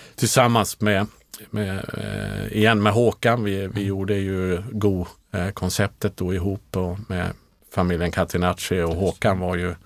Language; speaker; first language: Swedish; native; Swedish